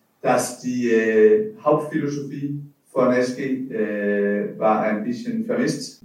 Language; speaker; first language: German; non-native, learner; Danish